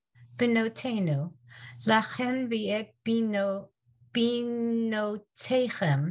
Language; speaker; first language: Hebrew; non-native, learner; English